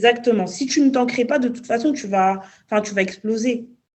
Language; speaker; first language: French; native; French